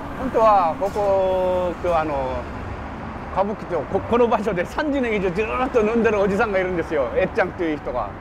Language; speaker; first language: Japanese; non-native, fluent; Korean